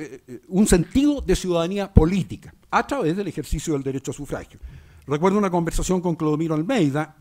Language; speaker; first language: Spanish; native; Spanish